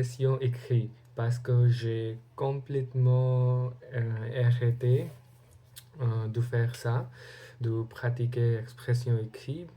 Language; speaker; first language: French; non-native, learner; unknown